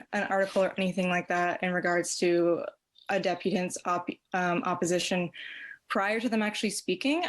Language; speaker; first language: English; native; English